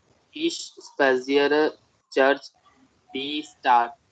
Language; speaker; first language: German; non-native, learner; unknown